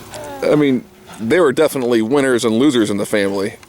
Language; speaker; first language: English; native; English